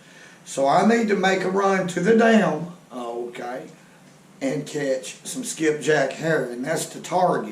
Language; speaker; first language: English; native; English